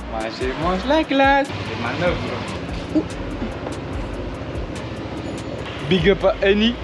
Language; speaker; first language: French; native; French